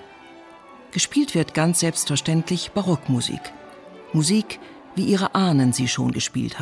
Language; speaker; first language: German; native; German